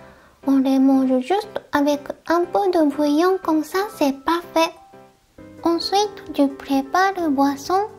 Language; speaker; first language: French; non-native, fluent; Japanese